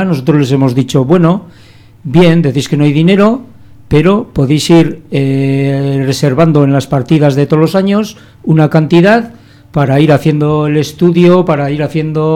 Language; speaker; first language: Spanish; native; Spanish